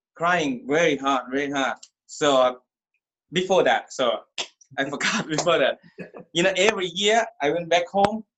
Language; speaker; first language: English; non-native, learner; Thai